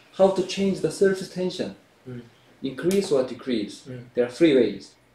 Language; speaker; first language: English; non-native, fluent; Korean